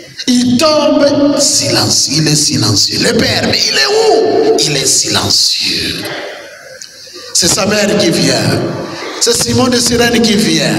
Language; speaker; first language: French; non-native, local second language; Kituba (Democratic Republic of Congo)